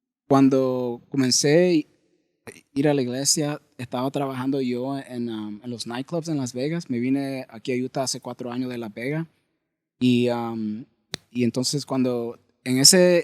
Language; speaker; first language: Spanish; early bilingual, heritage; Spanish